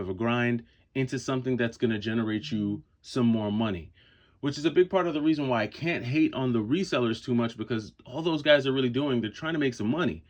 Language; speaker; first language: English; native; English